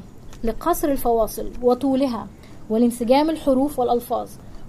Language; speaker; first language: Arabic; native; Arabic